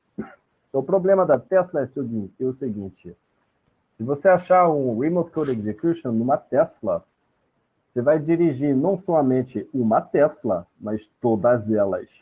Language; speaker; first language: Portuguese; non-native, fluent; French